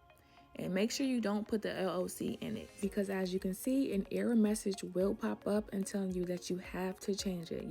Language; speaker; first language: English; native; English